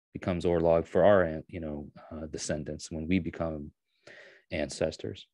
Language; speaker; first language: English; native; English